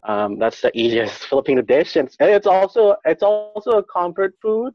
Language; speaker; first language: English; non-native, local second language; Filipino